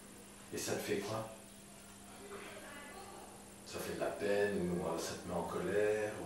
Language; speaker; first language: French; native; French